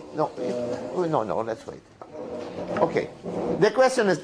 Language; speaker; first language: English; non-native, fluent; Spanish